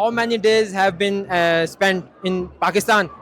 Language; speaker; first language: English; non-native, local second language; Urdu